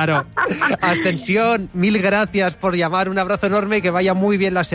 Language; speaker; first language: Spanish; native; Spanish